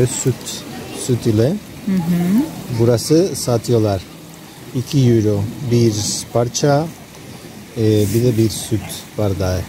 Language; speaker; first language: Turkish; non-native, learner; Spanish